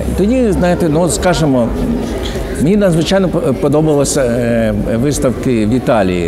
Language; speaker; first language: Ukrainian; native; Ukrainian